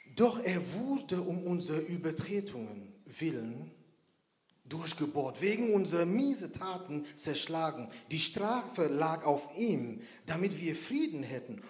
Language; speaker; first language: German; non-native, fluent; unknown